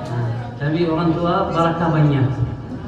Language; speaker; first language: Indonesian; non-native, learner; Arabic